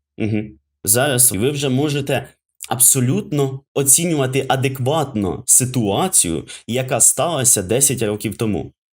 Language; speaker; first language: Ukrainian; native; Ukrainian